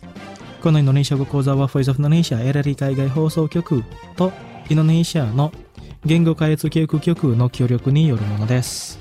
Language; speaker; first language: Japanese; non-native, fluent; Indonesian